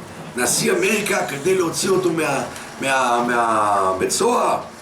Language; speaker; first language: Hebrew; non-native, fluent; French